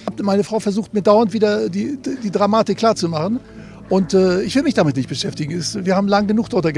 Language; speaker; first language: German; native; German